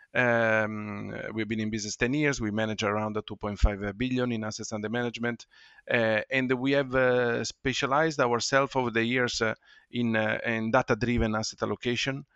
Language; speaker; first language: English; non-native, fluent; Italian